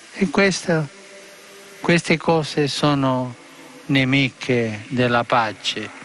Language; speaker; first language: Italian; early bilingual, heritage; Spanish